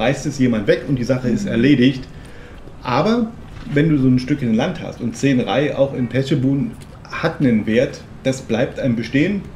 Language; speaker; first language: German; native; German